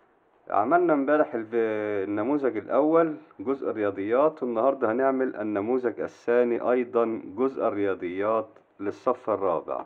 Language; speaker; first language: Arabic; native; Arabic